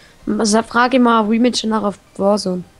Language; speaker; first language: German; native; German